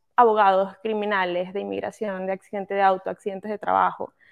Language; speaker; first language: Spanish; native; Spanish